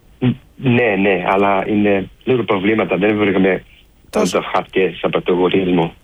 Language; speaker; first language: Greek; early bilingual, heritage; English